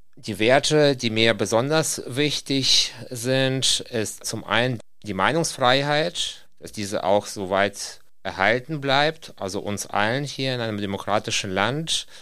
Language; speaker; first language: German; non-native, fluent; Russian